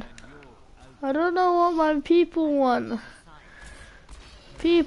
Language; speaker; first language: English; native; English